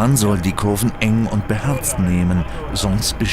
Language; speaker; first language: German; native; German